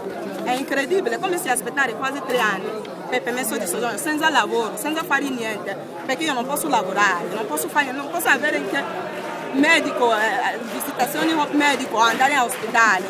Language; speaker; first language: Italian; non-native, learner; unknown